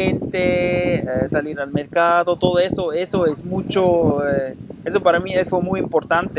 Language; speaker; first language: Spanish; non-native, fluent; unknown